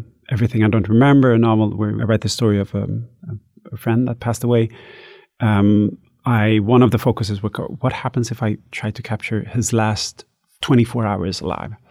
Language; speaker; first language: English; non-native, fluent; Swedish